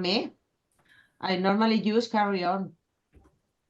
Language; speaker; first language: English; non-native, fluent; Spanish